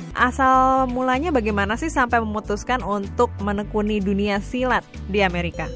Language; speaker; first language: Indonesian; native; Indonesian